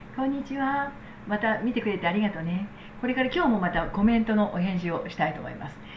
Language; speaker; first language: Japanese; native; Japanese